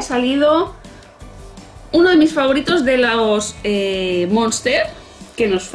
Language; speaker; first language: Spanish; native; Spanish